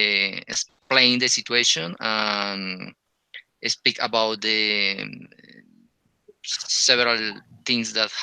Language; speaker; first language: English; non-native, learner; Spanish